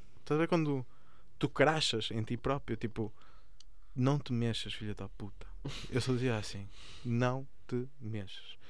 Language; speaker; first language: Portuguese; early bilingual, other home language; Spanish